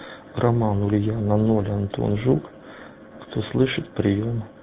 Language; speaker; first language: Russian; native; Russian